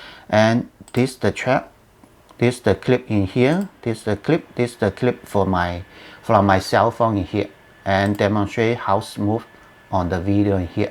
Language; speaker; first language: English; non-native, learner; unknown